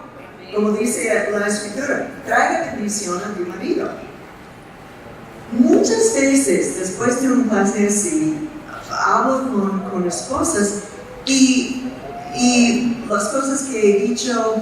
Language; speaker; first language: Spanish; non-native, fluent; English